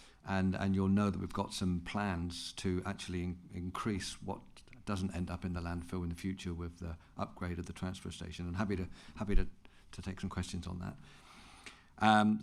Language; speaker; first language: English; native; English